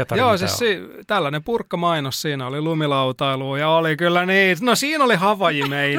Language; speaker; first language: Finnish; native; Finnish